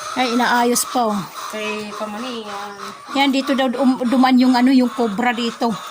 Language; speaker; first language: Filipino; native; Filipino